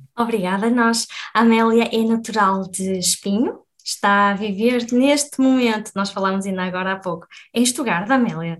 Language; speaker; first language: Portuguese; native; Portuguese